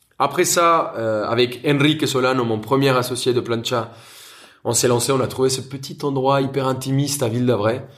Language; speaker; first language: French; non-native, fluent; Spanish